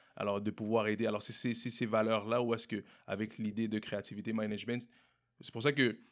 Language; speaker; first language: French; native; French